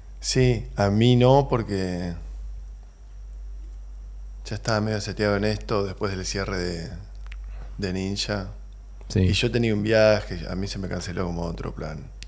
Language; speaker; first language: Spanish; native; Spanish